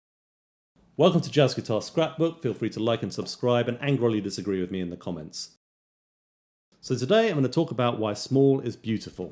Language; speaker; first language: English; native; English